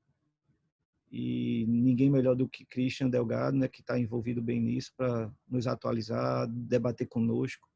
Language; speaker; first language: Portuguese; native; Portuguese